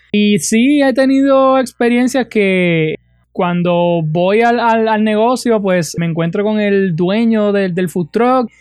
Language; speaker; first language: Spanish; native; Spanish